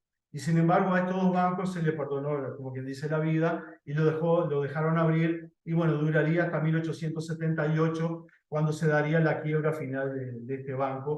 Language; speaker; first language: Spanish; native; Spanish